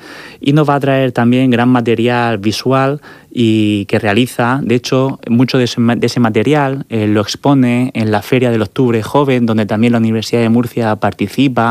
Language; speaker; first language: Spanish; native; Spanish